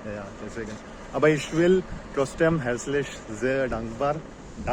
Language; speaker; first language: German; non-native, learner; Hindi